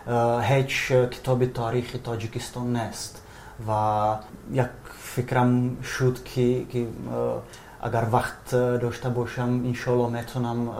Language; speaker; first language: Persian; non-native, fluent; Czech